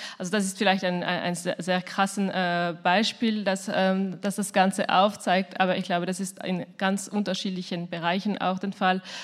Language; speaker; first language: German; non-native, fluent; French